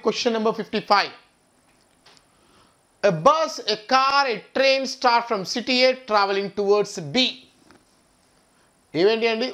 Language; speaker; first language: English; non-native, local second language; Telugu